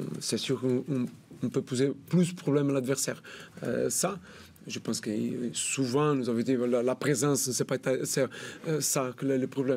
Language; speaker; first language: French; non-native, learner; Portuguese